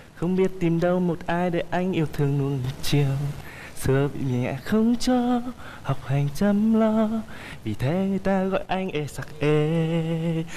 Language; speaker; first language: Vietnamese; native; Vietnamese